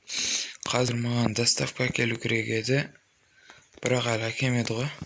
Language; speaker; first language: Kazakh; native; Kazakh